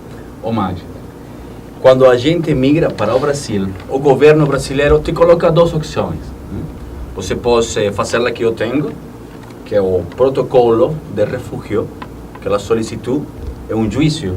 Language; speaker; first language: Portuguese; non-native, fluent; Spanish